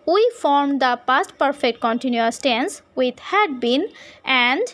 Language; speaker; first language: English; non-native, local second language; Bangla